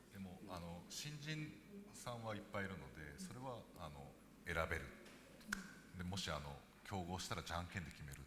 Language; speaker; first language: Japanese; native; Japanese